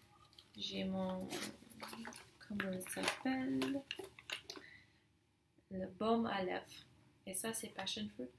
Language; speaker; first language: French; non-native, learner; English